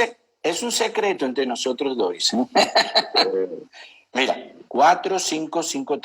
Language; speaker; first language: Portuguese; non-native, learner; Spanish